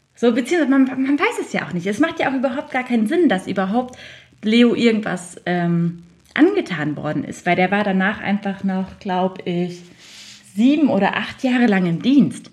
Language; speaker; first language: German; native; German